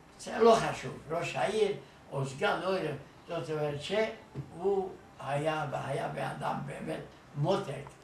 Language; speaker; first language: Hebrew; non-native, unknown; Hungarian